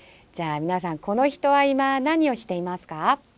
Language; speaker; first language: Japanese; non-native, fluent; Korean